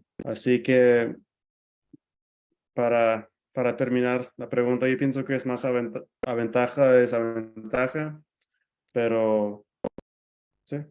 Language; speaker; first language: Spanish; early bilingual, other home language; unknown